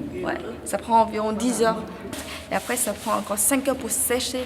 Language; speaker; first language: French; non-native, fluent; Vietnamese